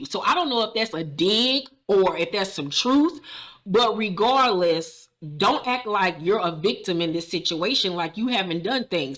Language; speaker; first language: English; native; English